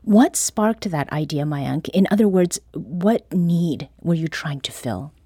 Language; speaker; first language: English; early bilingual, other home language; Korean